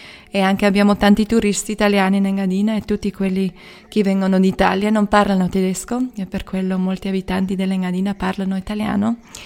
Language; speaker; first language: Italian; non-native, learner; Swiss German